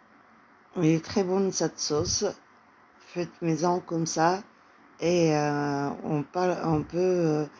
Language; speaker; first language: French; non-native, fluent; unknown